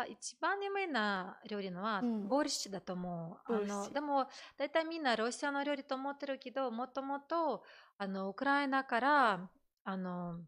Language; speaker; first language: Japanese; non-native, fluent; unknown